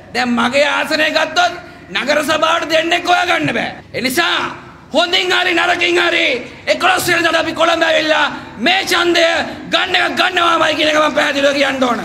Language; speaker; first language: Sinhala; non-native, local second language; Tamil